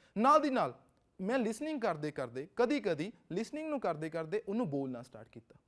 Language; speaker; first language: Punjabi; native; Punjabi